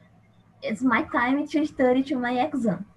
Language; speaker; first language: English; non-native, learner; Portuguese